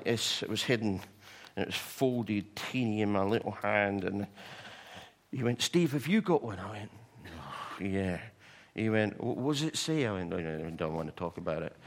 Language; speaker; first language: English; native; English